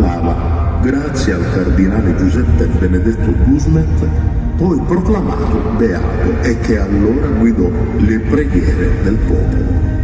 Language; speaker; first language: Italian; native; Italian